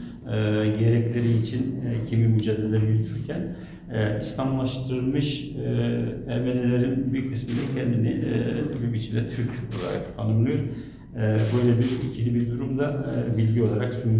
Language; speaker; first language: Turkish; native; Turkish